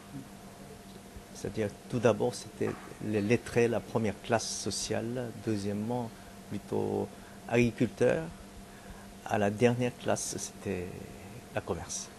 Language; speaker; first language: French; non-native, fluent; Korean